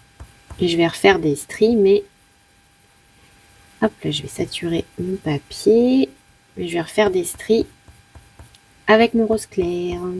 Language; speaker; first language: French; native; French